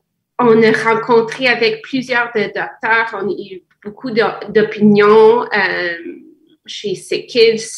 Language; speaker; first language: French; non-native, fluent; English